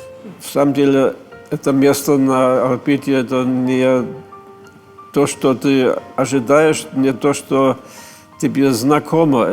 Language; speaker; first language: Russian; non-native, fluent; German